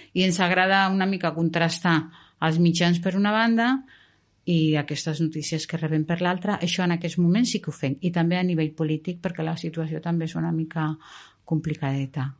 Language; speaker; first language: Catalan; non-native, local second language; Spanish